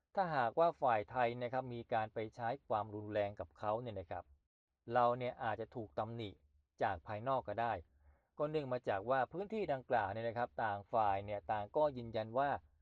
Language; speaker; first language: Thai; native; Thai